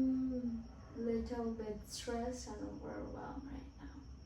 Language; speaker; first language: English; non-native, fluent; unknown